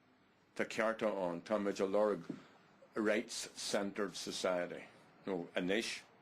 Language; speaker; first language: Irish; non-native, learner; English